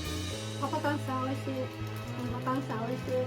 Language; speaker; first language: Japanese; non-native, fluent; Filipino